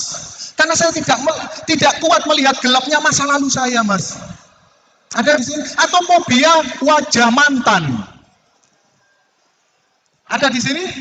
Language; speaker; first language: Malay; non-native, local second language; Javanese